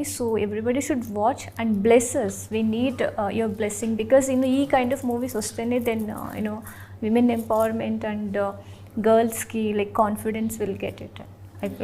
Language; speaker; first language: Telugu; non-native, local second language; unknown